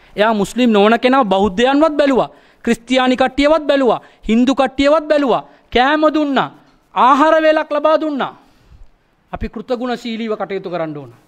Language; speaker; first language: Sinhala; non-native, local second language; Tamil